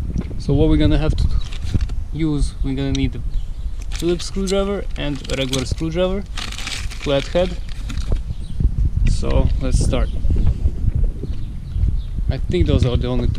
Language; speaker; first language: English; non-native, fluent; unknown